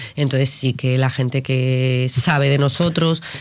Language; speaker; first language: Spanish; native; Spanish